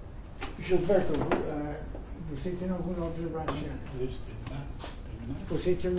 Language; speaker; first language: Portuguese; non-native, fluent; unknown